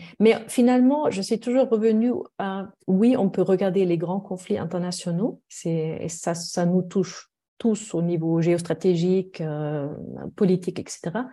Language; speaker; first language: French; non-native, fluent; German